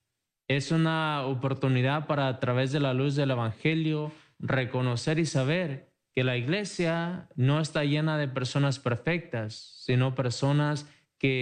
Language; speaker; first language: Spanish; native; Spanish